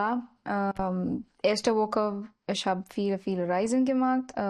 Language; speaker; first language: German; non-native, learner; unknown